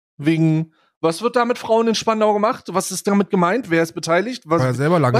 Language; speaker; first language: German; native; German